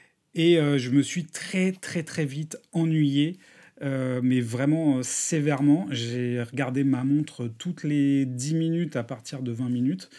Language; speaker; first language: French; native; French